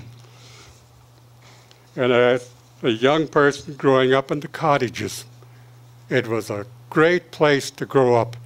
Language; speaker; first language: English; native; English